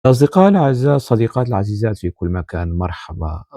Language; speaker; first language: Arabic; non-native, local second language; Kurdish